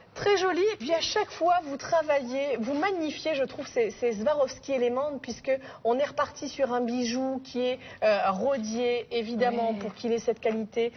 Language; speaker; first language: French; native; French